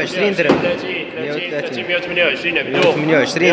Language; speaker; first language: Arabic; native; Arabic